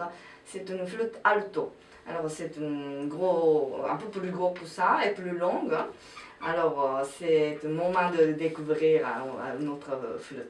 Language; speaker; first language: French; non-native, fluent; Japanese